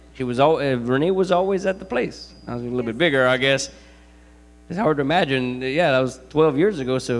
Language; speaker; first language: English; early bilingual, other home language; French